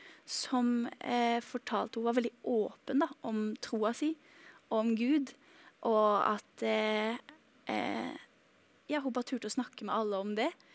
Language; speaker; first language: Norwegian; native; Norwegian